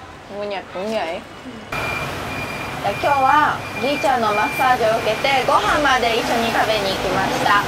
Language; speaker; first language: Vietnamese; non-native, learner; Japanese